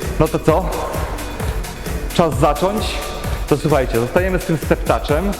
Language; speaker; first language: Polish; native; Polish